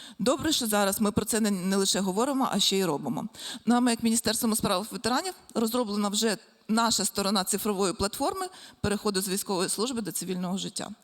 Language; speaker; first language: Ukrainian; native; Ukrainian